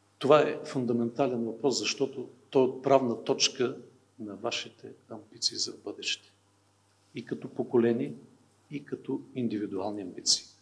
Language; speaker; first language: Bulgarian; native; Bulgarian